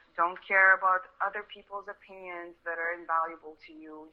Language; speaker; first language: English; early bilingual, other home language; Russian